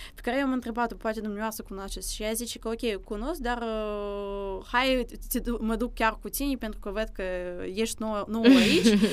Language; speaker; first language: Romanian; early bilingual, other home language; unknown